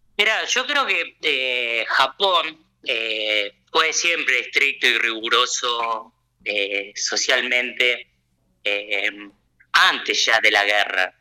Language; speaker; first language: Spanish; early bilingual, other home language; Japanese